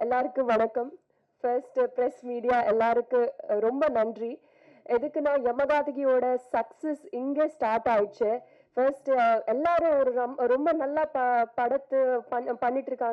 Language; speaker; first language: Tamil; non-native, fluent; Telugu